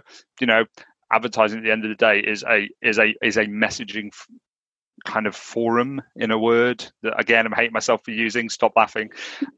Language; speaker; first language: English; native; English